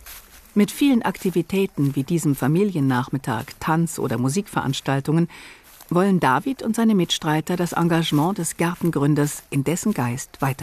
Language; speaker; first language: German; native; German